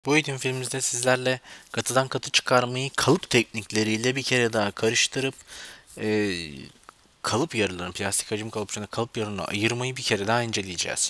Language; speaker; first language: Turkish; native; Turkish